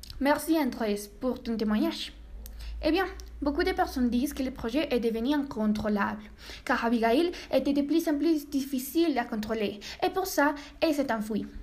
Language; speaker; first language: French; non-native, learner; Spanish